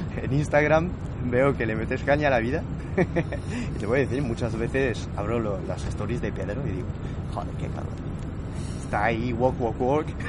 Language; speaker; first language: Spanish; non-native, fluent; French